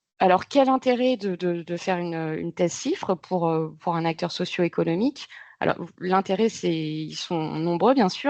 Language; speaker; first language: French; native; French